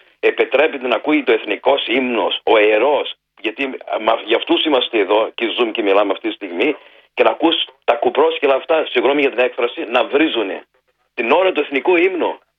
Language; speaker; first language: Greek; early bilingual, heritage; Greek